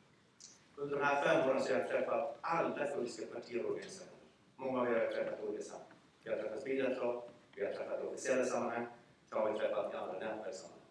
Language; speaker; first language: Swedish; early bilingual, other home language; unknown